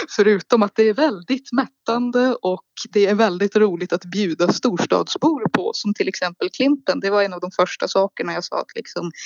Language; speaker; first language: Swedish; native; Swedish